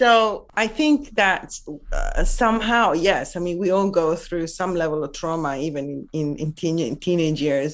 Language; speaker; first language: English; non-native, fluent; Italian